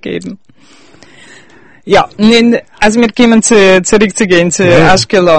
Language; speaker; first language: German; early bilingual, heritage; Yiddish